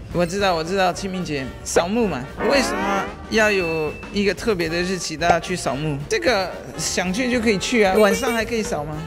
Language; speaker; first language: Chinese; non-native, fluent; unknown